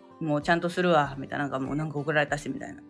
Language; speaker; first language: Japanese; native; Japanese